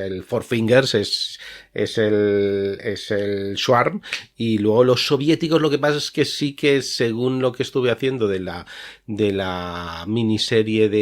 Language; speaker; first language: Spanish; native; Spanish